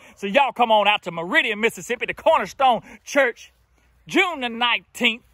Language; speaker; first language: English; native; English